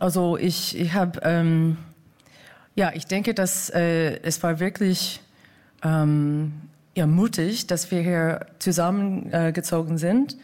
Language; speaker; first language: German; non-native, fluent; English